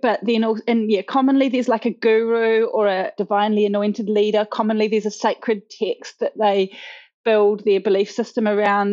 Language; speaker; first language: English; native; English